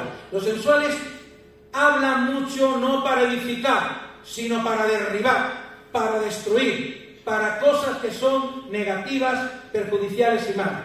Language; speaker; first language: Spanish; native; Spanish